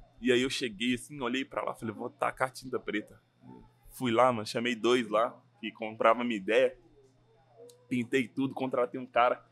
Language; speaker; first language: Portuguese; native; Portuguese